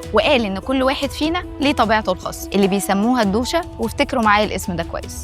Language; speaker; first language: Arabic; native; Arabic